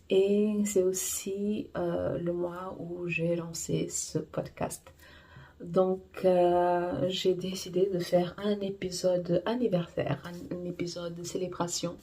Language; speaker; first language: French; non-native, fluent; Portuguese